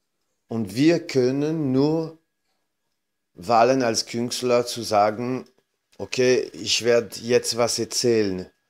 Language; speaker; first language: German; non-native, fluent; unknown